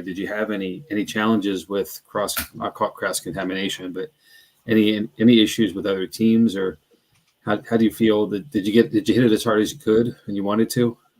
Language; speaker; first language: English; native; English